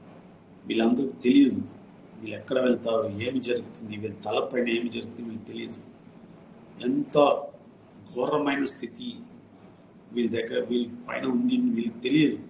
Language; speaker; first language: Telugu; non-native, fluent; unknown